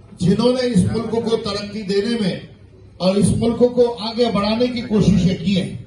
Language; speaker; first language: Urdu; native; Urdu